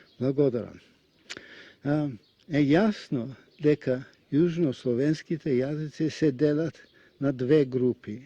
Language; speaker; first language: Macedonian; non-native, fluent; Russian